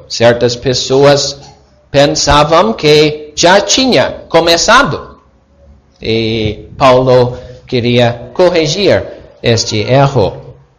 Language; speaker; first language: Portuguese; non-native, fluent; English